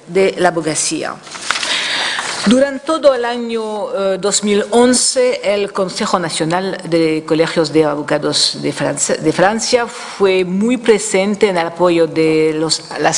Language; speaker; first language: Spanish; non-native, fluent; French